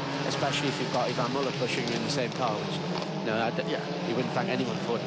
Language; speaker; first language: English; native; English